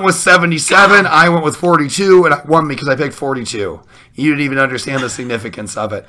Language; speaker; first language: English; native; English